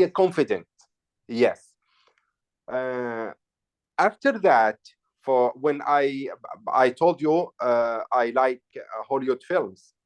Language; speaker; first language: English; non-native, learner; Arabic